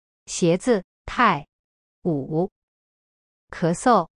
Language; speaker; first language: Chinese; non-native, learner; Japanese